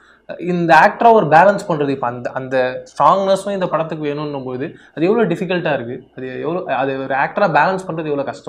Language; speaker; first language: Tamil; native; Tamil